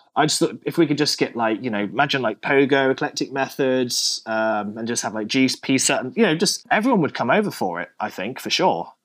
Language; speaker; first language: English; native; English